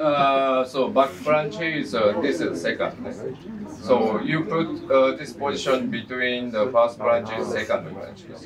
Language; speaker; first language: English; non-native, learner; Japanese